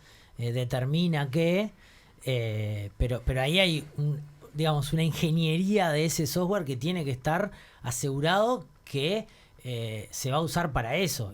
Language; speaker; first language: Spanish; native; Spanish